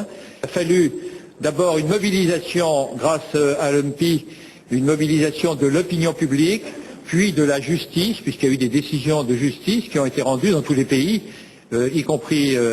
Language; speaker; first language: French; native; French